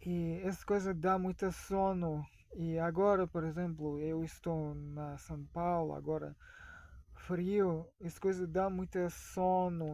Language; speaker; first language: Portuguese; non-native, fluent; Russian